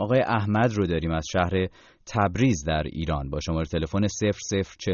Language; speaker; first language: Persian; native; Persian